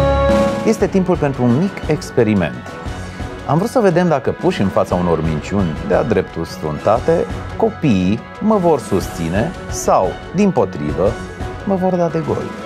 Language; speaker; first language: Romanian; native; Romanian